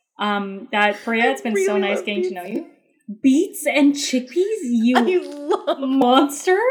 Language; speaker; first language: English; early bilingual, other home language; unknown